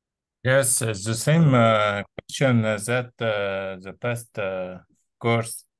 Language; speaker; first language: English; non-native, learner; Arabic